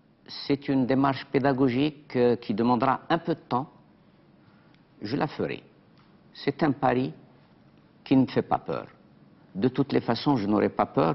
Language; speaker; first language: French; non-native, local second language; Arabic